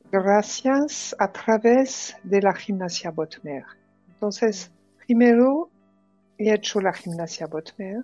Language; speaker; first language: Spanish; non-native, fluent; French